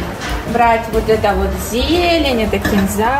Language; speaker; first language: Russian; native; Russian